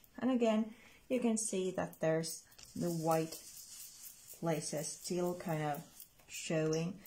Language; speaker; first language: English; non-native, fluent; Finnish